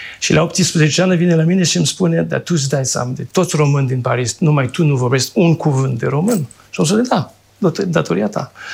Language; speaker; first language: Romanian; non-native, fluent; French